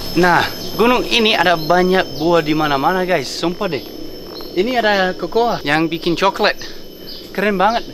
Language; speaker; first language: Indonesian; non-native, fluent; English